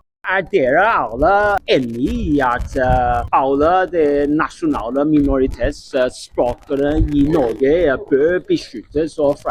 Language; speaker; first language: Norwegian; non-native, learner; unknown